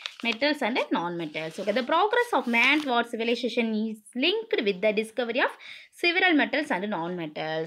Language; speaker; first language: English; non-native, local second language; Tamil